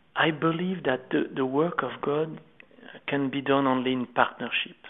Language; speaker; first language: English; non-native, fluent; French